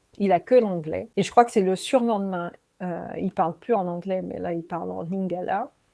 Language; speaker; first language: French; native; French